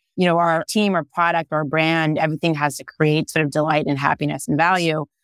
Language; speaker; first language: English; non-native, fluent; Hebrew